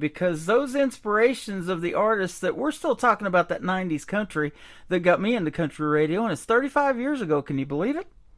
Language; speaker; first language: English; native; English